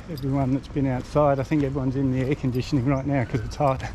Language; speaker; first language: English; native; English